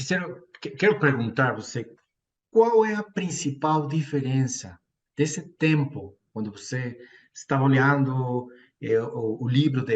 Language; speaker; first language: Portuguese; non-native, fluent; Spanish